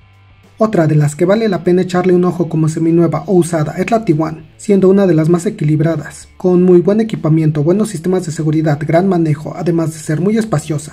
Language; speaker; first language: Spanish; native; Spanish